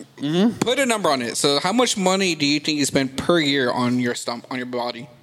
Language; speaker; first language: English; early bilingual, other home language; Spanish